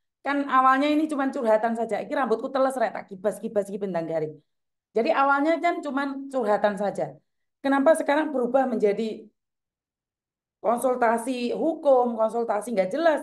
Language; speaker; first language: Indonesian; non-native, local second language; Javanese